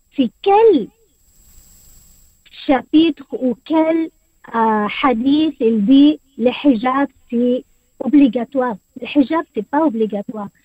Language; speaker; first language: French; non-native, learner; Arabic